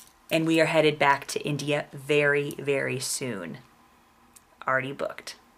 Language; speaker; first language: English; native; English